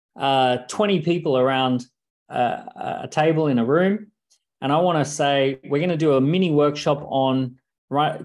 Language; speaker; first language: English; native; English